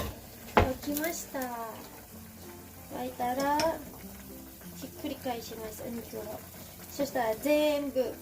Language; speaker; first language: Japanese; non-native, fluent; Filipino